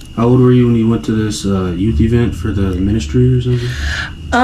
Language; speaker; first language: English; native; English